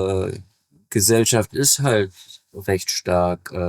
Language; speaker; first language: German; native; German